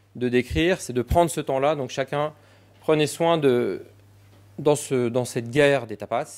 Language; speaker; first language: French; native; French